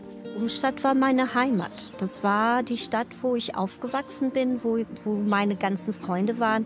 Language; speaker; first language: German; early bilingual, other home language; Portuguese